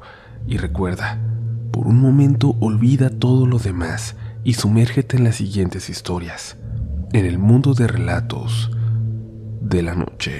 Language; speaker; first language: Spanish; native; Spanish